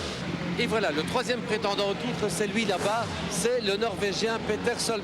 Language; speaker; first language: French; native; French